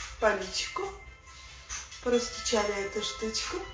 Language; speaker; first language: Russian; native; Russian